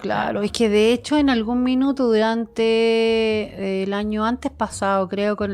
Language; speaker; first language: Spanish; native; Spanish